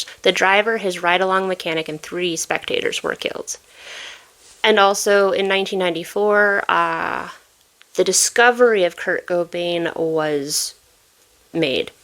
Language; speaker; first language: English; native; English